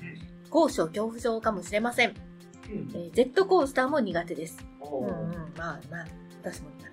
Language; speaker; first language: Japanese; native; Japanese